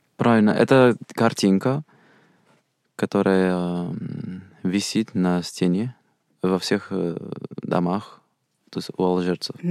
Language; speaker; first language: Russian; non-native, fluent; Arabic